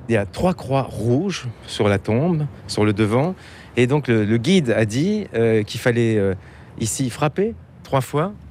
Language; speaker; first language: French; native; French